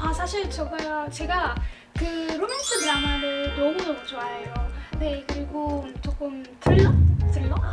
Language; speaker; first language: Korean; non-native, learner; Arabic